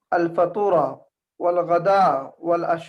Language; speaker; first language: Arabic; non-native, learner; Urdu